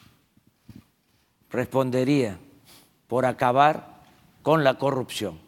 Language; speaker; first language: Spanish; native; Spanish